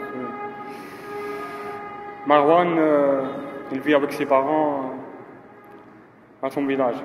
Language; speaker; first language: French; non-native, learner; Arabic